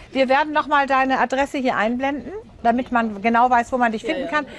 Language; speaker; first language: German; native; German